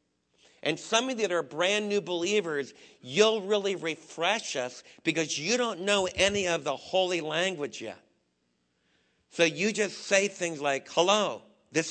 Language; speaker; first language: English; native; English